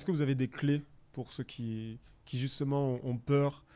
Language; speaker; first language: French; native; French